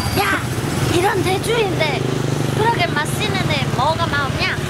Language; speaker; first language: Korean; non-native, learner; Vietnamese